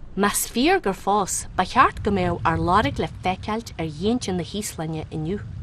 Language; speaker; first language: Irish; native; Irish